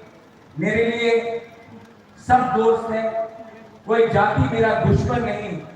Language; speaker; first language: Hindi; non-native, local second language; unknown